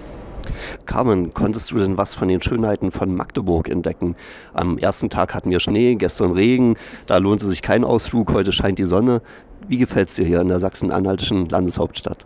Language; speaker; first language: German; native; German